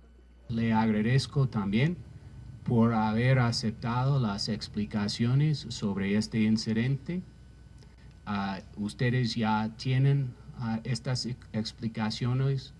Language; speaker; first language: Spanish; non-native, fluent; English